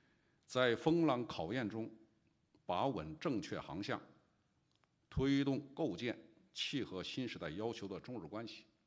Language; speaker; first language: Chinese; native; Chinese